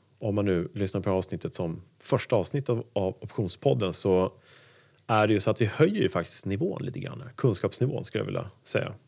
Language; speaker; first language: Swedish; native; Swedish